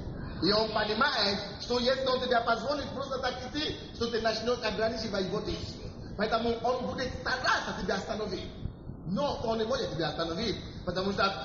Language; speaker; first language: Russian; non-native, fluent; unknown